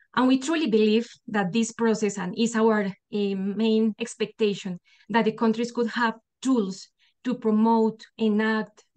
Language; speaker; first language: English; non-native, fluent; Spanish